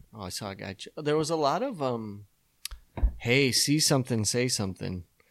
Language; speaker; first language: English; native; English